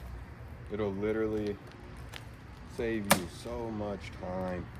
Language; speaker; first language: English; native; English